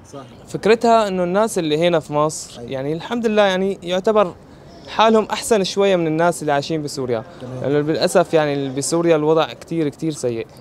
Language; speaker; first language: Arabic; native; Arabic